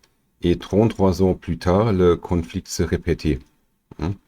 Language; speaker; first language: French; non-native, learner; German